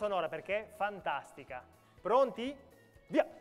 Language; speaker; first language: Italian; native; Italian